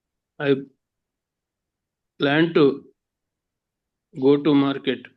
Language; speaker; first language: English; non-native, learner; Telugu